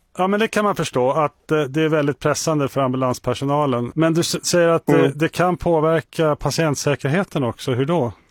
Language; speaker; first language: Swedish; native; Swedish